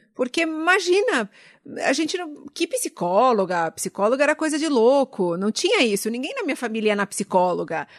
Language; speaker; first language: Portuguese; native; Portuguese